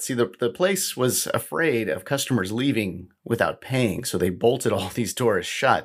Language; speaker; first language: English; native; English